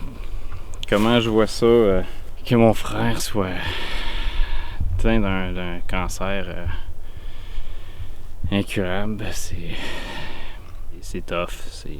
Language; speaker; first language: French; native; French